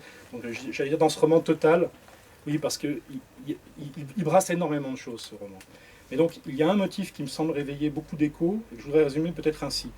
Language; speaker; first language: French; native; French